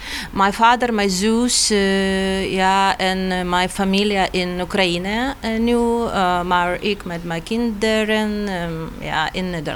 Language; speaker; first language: Dutch; non-native, learner; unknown